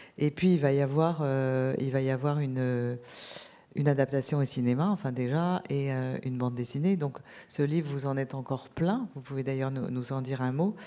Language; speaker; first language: French; native; French